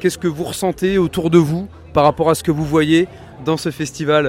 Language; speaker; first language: French; native; French